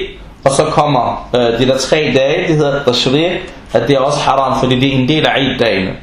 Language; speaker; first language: Danish; non-native, fluent; Arabic